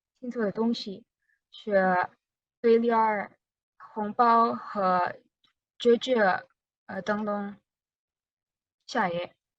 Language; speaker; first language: Chinese; non-native, learner; Indonesian